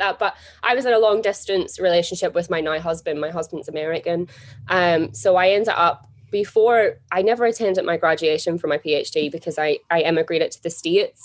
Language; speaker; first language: English; native; English